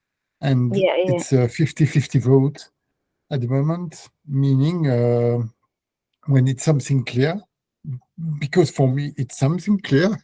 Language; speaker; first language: English; non-native, fluent; French